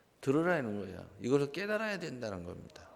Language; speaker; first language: Korean; native; Korean